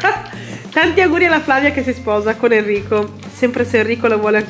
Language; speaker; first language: Italian; native; Italian